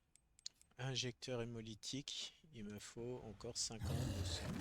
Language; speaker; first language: French; native; French